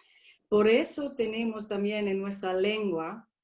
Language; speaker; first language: Spanish; non-native, fluent; Dutch